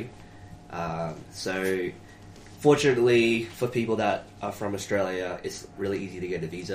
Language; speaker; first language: English; native; English